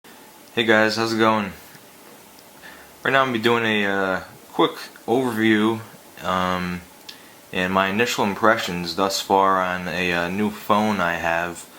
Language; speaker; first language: English; native; English